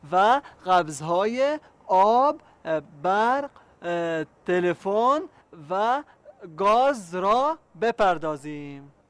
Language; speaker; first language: Persian; non-native, learner; Arabic